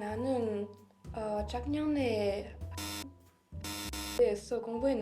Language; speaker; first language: Korean; non-native, learner; French